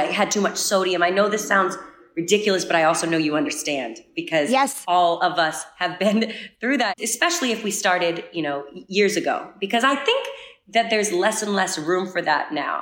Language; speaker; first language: English; native; English